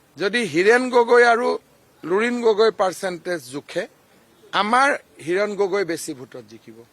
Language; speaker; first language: Assamese; native; Assamese